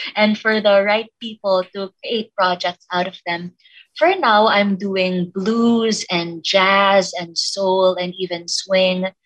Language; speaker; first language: English; non-native, local second language; Filipino